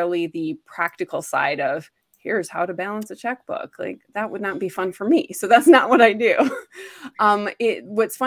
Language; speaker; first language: English; native; English